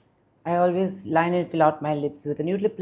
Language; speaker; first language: English; non-native, local second language; Bangla